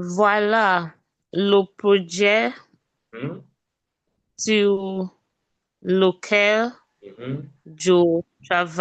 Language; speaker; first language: French; non-native, learner; English